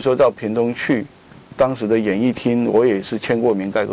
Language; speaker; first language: Chinese; native; Chinese